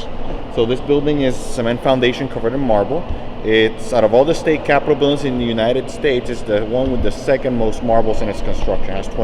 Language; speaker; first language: English; non-native, local second language; Spanish